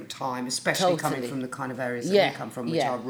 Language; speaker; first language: English; native; English